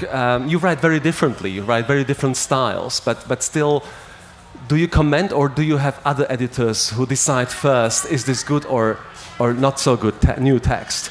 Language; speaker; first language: English; non-native, fluent; Slovak